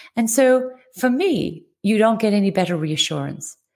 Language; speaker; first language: English; native; English